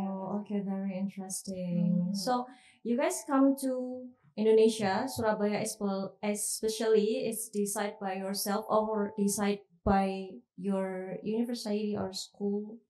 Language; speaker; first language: English; non-native, learner; Indonesian